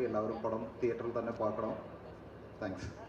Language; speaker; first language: Tamil; non-native, learner; Malayalam